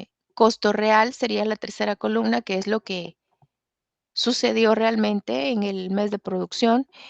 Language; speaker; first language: Spanish; native; Spanish